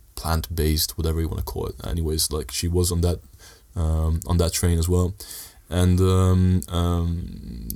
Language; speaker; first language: English; early bilingual, heritage; Dutch